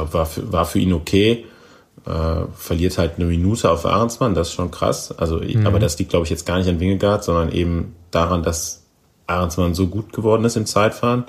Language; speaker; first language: German; native; German